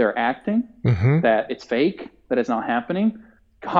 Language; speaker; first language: English; non-native, fluent; Italian